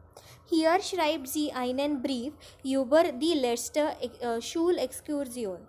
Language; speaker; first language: German; non-native, fluent; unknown